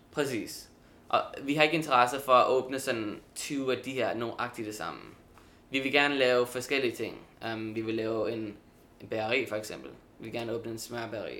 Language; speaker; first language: Danish; early bilingual, heritage; Danish